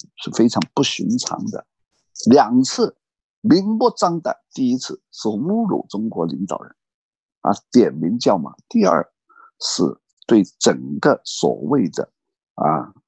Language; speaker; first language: Chinese; native; Chinese